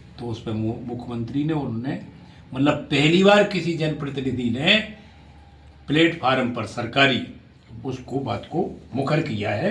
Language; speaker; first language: Hindi; native; Hindi